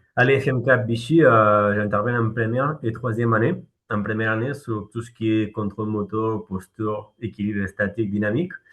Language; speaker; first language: French; non-native, fluent; Spanish